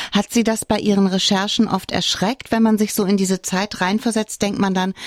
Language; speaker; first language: German; non-native, fluent; Russian